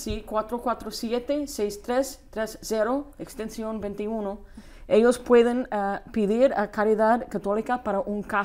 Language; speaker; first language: Spanish; non-native, fluent; English